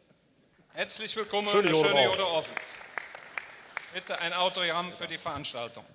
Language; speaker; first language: German; native; German